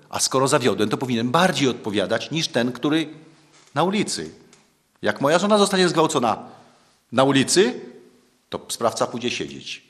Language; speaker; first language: Polish; native; Polish